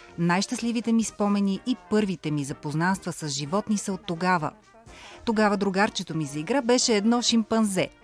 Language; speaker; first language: Bulgarian; early bilingual, heritage; Bulgarian